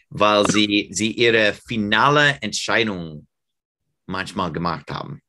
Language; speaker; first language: German; non-native, fluent; English